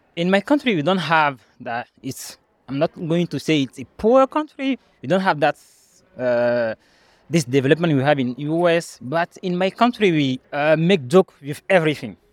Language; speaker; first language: English; non-native, learner; French